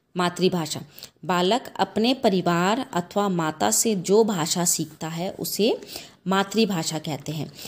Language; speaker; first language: Hindi; native; Hindi